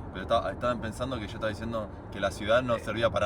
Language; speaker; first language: Spanish; native; Spanish